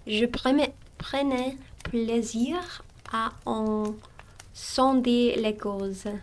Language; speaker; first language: French; non-native, learner; English